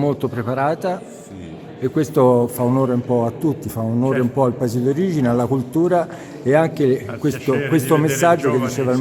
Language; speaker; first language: Italian; native; Italian